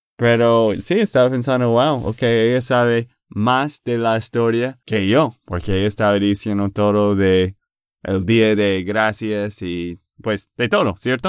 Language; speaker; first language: Spanish; non-native, fluent; English